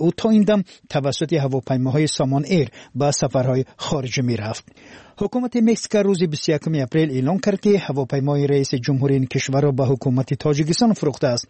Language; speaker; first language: Persian; native; Persian